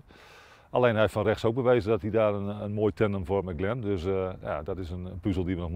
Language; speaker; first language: Dutch; native; Dutch